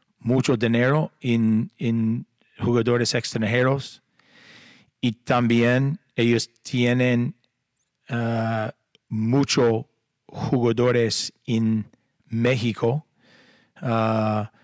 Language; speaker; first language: Spanish; non-native, learner; English